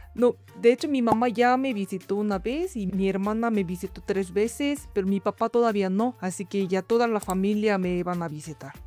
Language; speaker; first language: Spanish; non-native, learner; Korean